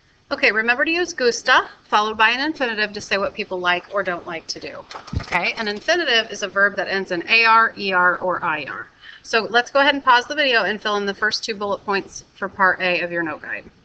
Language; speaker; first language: English; native; English